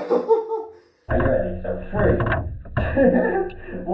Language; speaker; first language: English; native; English